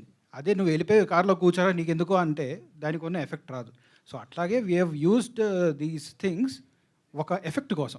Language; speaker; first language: Telugu; native; Telugu